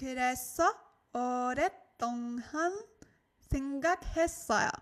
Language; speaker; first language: Korean; non-native, learner; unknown